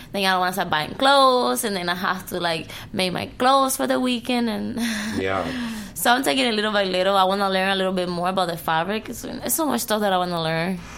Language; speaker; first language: English; non-native, learner; Spanish